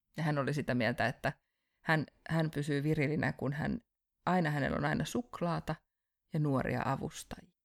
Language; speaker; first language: Finnish; native; Finnish